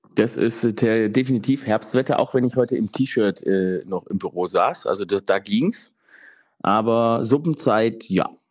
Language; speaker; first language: German; early bilingual, other home language; Italian